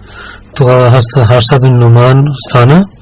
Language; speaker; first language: Bulgarian; non-native, learner; Urdu